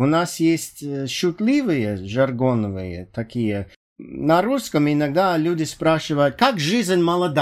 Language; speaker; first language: Russian; non-native, fluent; English